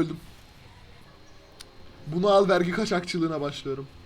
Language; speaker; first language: Turkish; native; Turkish